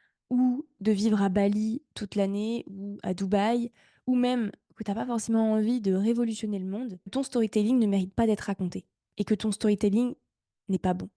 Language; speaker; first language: French; native; French